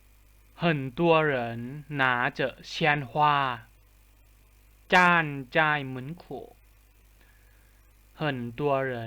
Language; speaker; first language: Chinese; non-native, fluent; Lao